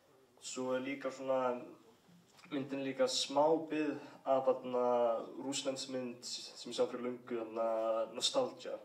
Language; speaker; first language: Icelandic; early bilingual, heritage; English